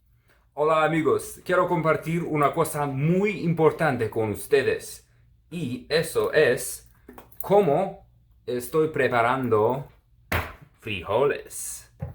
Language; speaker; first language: Spanish; non-native, learner; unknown